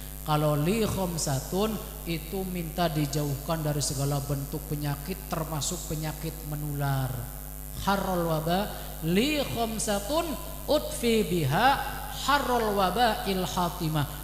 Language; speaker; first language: Malay; non-native, local second language; Javanese